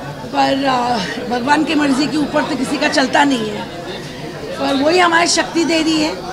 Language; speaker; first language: Hindi; non-native, local second language; Bangla